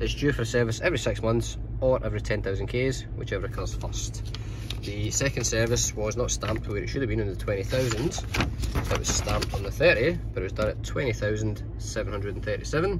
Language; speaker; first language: English; native; English